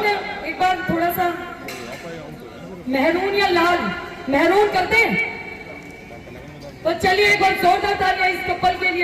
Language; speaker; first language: Hindi; native; Hindi